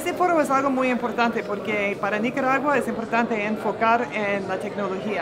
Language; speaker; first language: Spanish; non-native, fluent; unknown